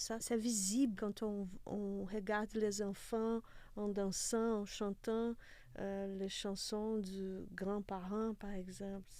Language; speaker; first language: French; non-native, fluent; Portuguese